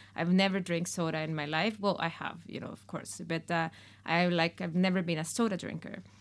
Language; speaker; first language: English; non-native, fluent; Spanish